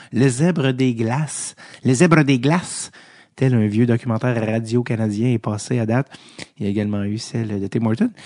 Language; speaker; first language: French; native; French